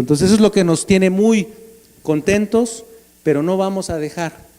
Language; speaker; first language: Spanish; native; Spanish